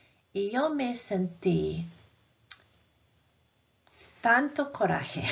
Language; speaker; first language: Spanish; non-native, fluent; English